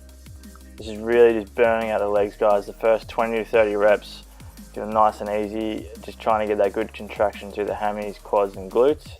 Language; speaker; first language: English; native; English